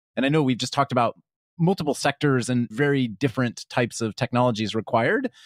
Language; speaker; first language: English; native; English